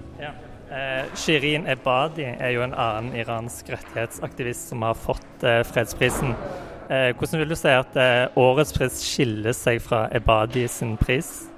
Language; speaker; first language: Norwegian; native; Norwegian